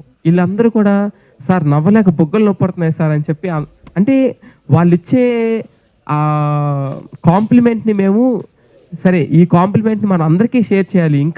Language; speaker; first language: Telugu; native; Telugu